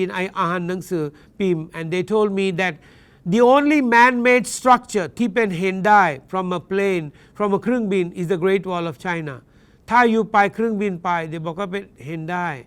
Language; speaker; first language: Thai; non-native, learner; English